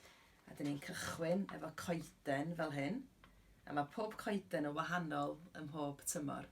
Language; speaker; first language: Welsh; native; Welsh